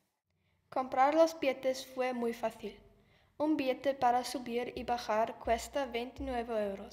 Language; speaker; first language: Spanish; non-native, learner; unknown